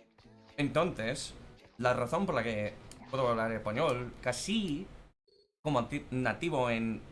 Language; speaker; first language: Spanish; non-native, fluent; English